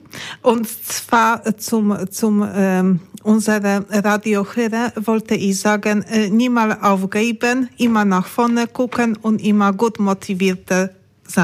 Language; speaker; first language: German; non-native, learner; Polish